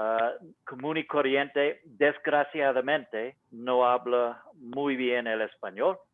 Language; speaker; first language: Spanish; non-native, fluent; English